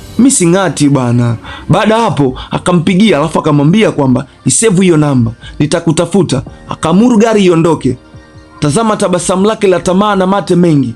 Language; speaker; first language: Swahili; native; Swahili